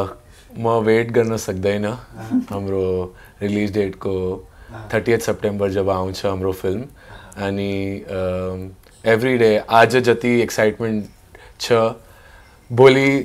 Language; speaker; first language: Nepali; non-native, learner; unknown